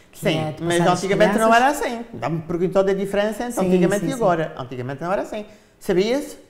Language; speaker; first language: Portuguese; native; Portuguese